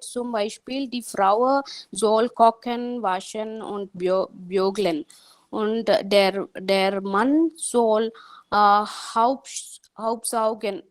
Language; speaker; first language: German; non-native, learner; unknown